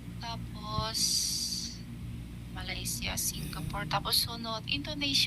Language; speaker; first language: Filipino; non-native, learner; Chinese